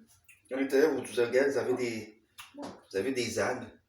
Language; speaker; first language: French; native; French